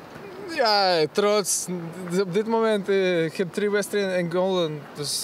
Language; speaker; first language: Dutch; non-native, learner; Ukrainian